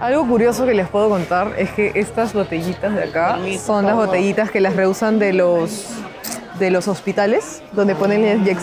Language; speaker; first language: Spanish; native; Spanish